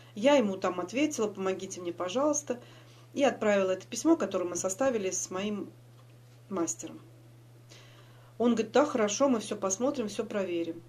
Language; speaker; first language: Russian; native; Russian